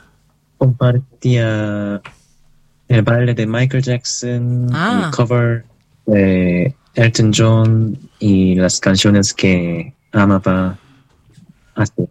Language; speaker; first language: Spanish; non-native, learner; Korean